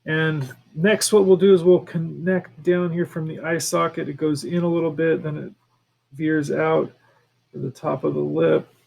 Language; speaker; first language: English; native; English